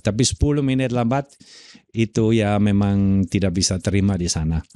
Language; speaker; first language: Indonesian; non-native, fluent; German